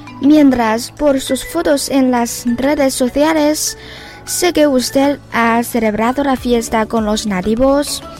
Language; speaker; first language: Spanish; non-native, fluent; Chinese